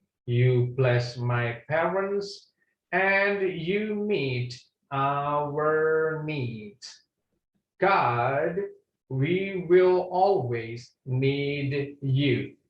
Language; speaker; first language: English; non-native, fluent; Indonesian